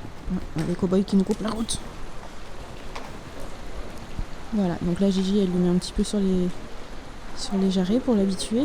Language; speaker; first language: French; native; French